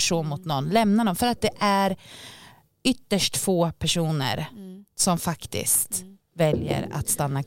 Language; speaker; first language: Swedish; native; Swedish